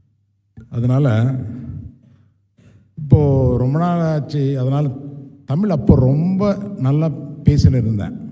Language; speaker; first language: Tamil; non-native, local second language; Telugu